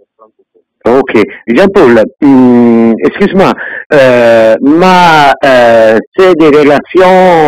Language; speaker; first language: French; non-native, learner; Italian